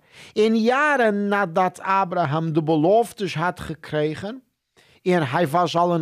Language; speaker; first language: Dutch; non-native, fluent; Portuguese